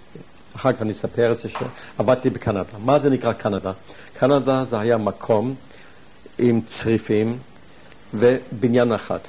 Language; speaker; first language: Hebrew; non-native, fluent; German